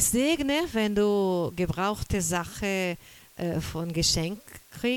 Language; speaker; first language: German; non-native, fluent; Portuguese